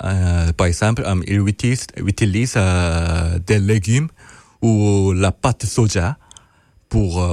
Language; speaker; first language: French; non-native, fluent; Korean